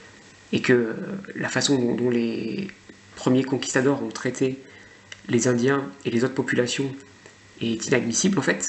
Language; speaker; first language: French; native; French